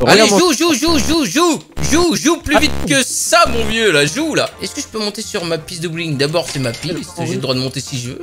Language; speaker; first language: French; native; French